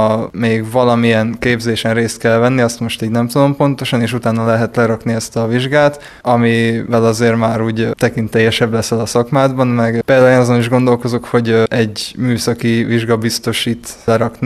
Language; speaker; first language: Hungarian; native; Hungarian